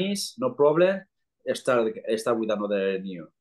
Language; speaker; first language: English; non-native, learner; Spanish